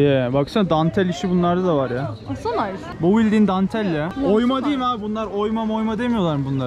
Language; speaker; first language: Turkish; native; Turkish